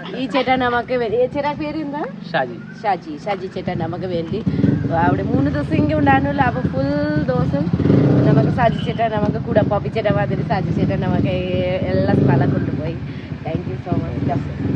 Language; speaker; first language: Malayalam; non-native, learner; Nepali